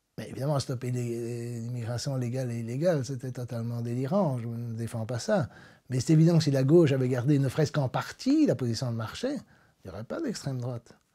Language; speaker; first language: French; native; French